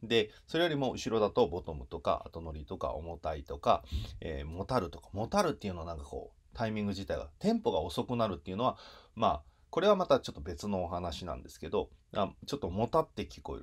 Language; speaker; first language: Japanese; native; Japanese